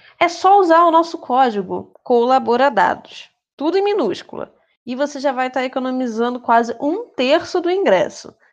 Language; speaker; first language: Portuguese; native; Portuguese